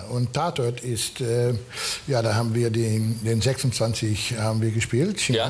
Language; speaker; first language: German; non-native, learner; Dutch